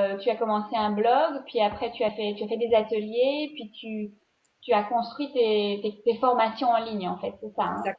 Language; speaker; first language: French; native; French